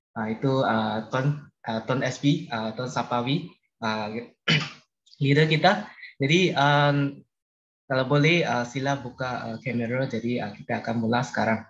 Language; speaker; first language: Malay; non-native, local second language; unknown